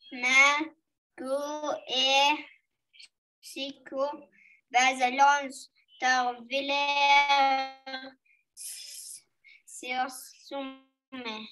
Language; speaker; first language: French; non-native, learner; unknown